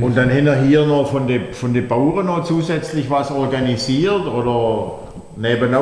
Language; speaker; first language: German; native; German